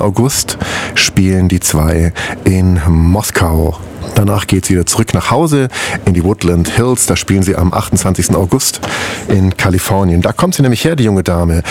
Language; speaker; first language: German; native; German